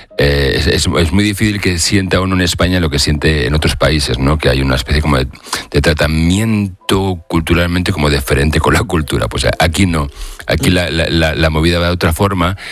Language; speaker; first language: Spanish; native; Spanish